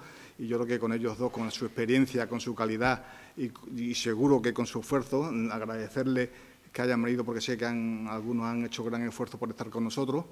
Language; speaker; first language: Spanish; native; Spanish